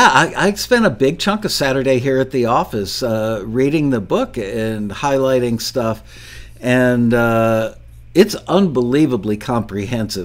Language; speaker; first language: English; native; English